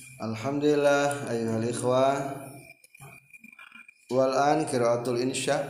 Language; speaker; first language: Arabic; non-native, learner; Indonesian